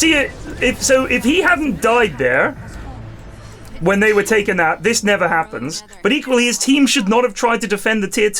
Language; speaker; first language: English; native; English